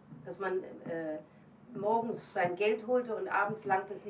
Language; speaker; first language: German; native; German